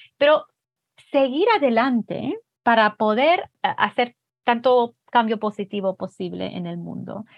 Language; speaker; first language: Spanish; early bilingual, heritage; Spanish